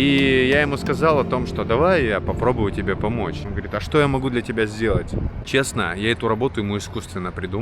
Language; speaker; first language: Russian; native; Russian